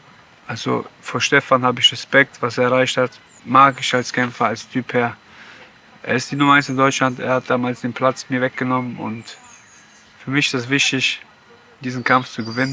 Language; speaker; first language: German; non-native, fluent; Polish